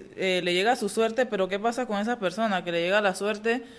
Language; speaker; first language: Spanish; native; Spanish